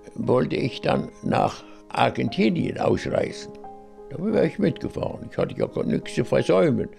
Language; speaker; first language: German; native; German